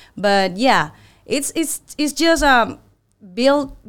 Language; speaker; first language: English; non-native, learner; Spanish